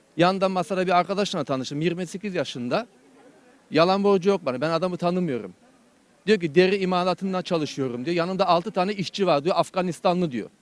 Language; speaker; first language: Turkish; early bilingual, heritage; Turkish